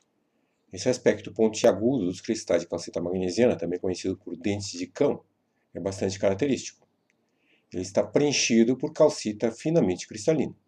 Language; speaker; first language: Portuguese; native; Portuguese